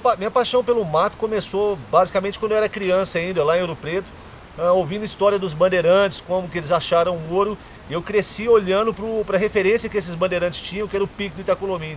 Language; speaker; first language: Portuguese; native; Portuguese